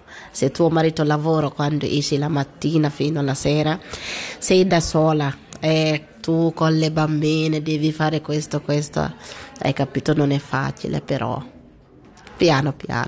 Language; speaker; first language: Italian; non-native, learner; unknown